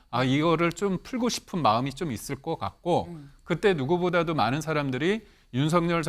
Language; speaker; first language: Korean; native; Korean